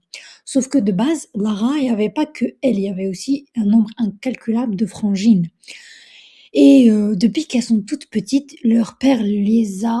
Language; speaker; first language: French; native; French